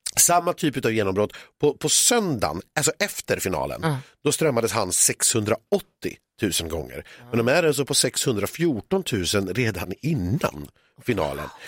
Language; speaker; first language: Swedish; native; Swedish